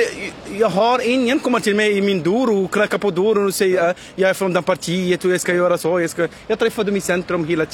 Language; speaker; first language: Swedish; non-native, learner; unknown